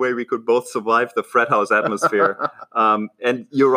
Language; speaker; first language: English; non-native, fluent; German